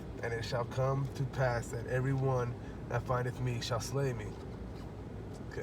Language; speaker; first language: English; native; English